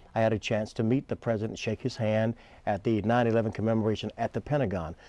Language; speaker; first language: English; native; English